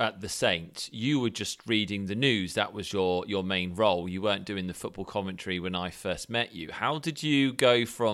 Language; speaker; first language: English; native; English